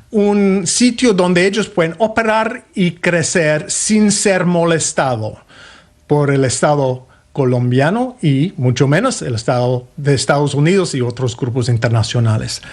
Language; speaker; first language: Spanish; non-native, fluent; English